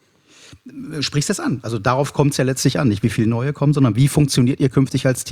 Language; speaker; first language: German; native; German